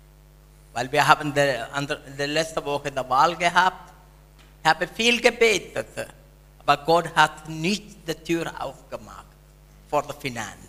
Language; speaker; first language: German; non-native, learner; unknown